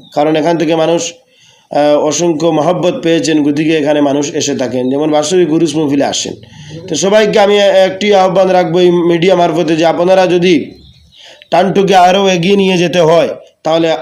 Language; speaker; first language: Bangla; non-native, local second language; Sylheti